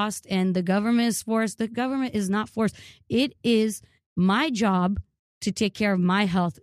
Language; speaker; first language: English; early bilingual, other home language; Ukrainian